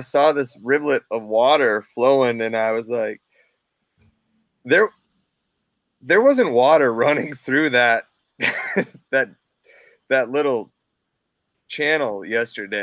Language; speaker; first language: English; native; English